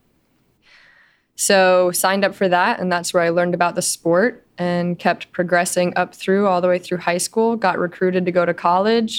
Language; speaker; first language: English; native; English